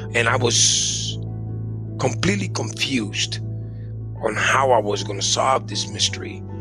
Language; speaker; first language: English; early bilingual, other home language; Spanish